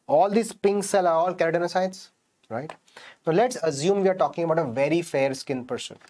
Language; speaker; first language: English; non-native, local second language; Hindi